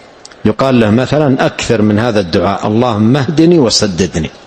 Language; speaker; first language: Arabic; native; Arabic